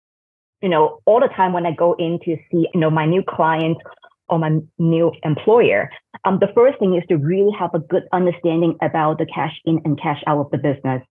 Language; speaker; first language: English; non-native, fluent; Cantonese